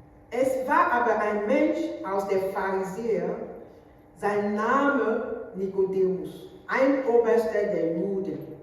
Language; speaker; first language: German; non-native, learner; French